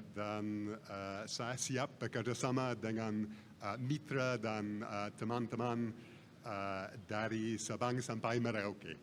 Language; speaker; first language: Indonesian; non-native, fluent; English